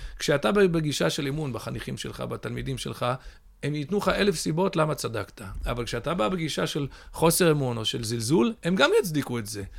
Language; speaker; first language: Hebrew; early bilingual, other home language; English